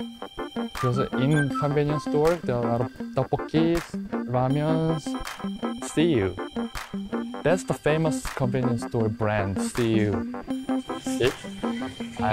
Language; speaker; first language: English; non-native, learner; Korean